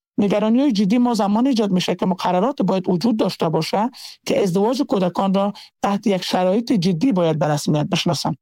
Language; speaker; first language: Persian; native; Persian